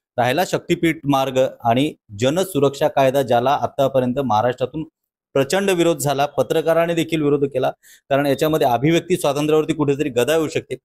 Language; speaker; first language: Marathi; native; Marathi